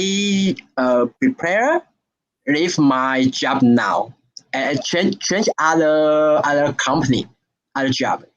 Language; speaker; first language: English; non-native, learner; Chinese